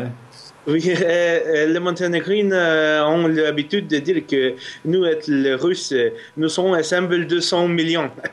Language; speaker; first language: French; non-native, fluent; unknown